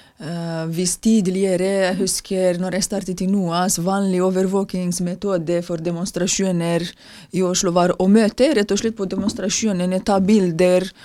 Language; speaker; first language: Norwegian; non-native, fluent; Romanian